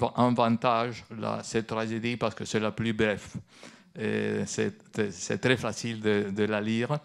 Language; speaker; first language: French; non-native, fluent; Spanish